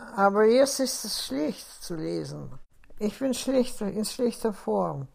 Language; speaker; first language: German; non-native, fluent; Russian